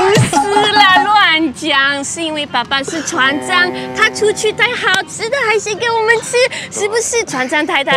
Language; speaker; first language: Chinese; non-native, fluent; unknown